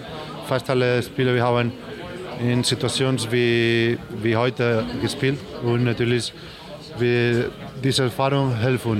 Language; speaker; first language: German; non-native, learner; Spanish